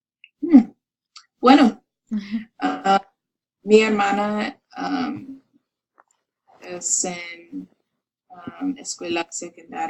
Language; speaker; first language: Spanish; non-native, learner; English